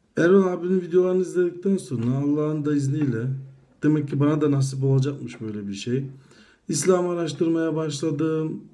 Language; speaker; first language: Turkish; native; Turkish